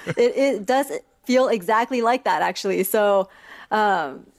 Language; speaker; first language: English; early bilingual, other home language; Chinese